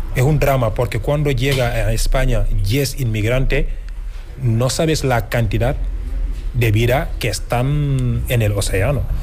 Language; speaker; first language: Spanish; non-native, fluent; Wolof